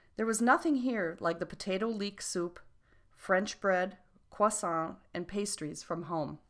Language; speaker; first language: English; non-native, fluent; French